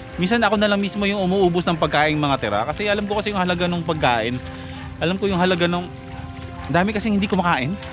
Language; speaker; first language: Filipino; non-native, local second language; Aklanon